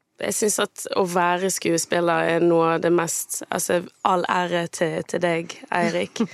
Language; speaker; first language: Norwegian; early bilingual, other home language; Portuguese